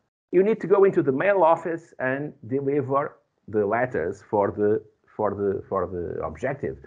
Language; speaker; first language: English; non-native, fluent; Portuguese